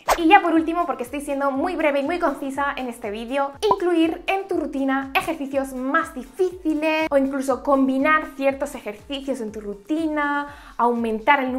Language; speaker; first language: Spanish; native; Spanish